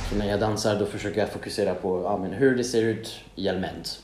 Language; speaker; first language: Swedish; non-native, fluent; French